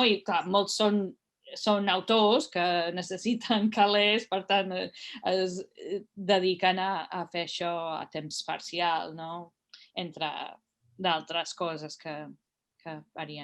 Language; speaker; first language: Catalan; non-native, fluent; English